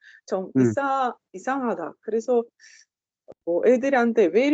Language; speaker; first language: Korean; non-native, learner; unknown